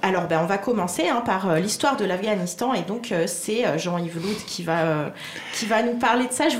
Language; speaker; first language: French; native; French